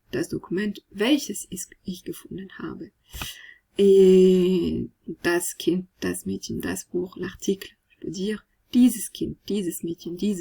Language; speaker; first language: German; non-native, fluent; French